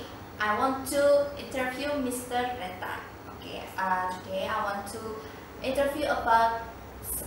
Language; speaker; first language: English; non-native, learner; Indonesian